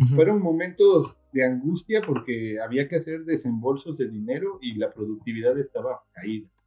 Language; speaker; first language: Spanish; native; Spanish